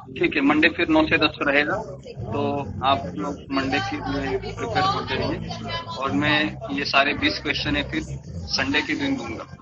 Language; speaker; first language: Hindi; non-native, local second language; Marathi